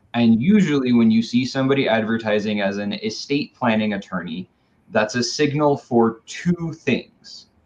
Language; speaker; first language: English; native; English